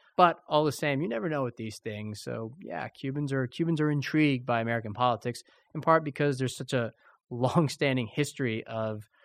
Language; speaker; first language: English; early bilingual, other home language; Spanish